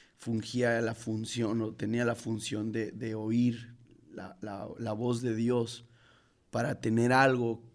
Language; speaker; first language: Spanish; native; Spanish